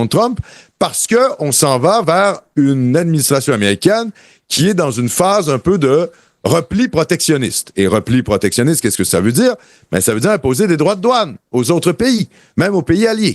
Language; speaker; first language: French; native; French